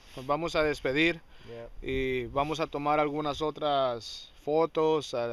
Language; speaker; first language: Spanish; early bilingual, heritage; Spanish